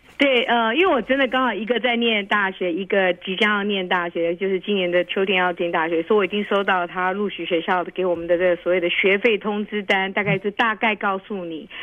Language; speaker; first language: Chinese; native; Chinese